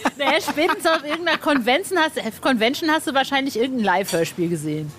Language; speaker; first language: German; native; German